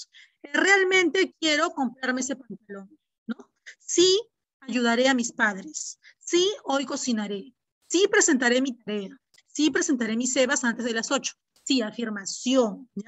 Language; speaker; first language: Spanish; native; Spanish